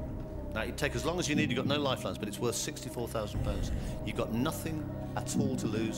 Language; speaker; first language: English; native; English